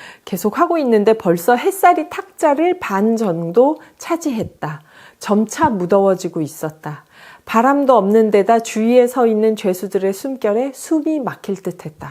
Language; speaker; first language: Korean; native; Korean